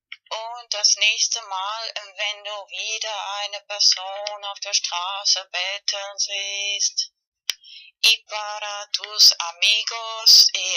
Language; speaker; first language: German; non-native, learner; Spanish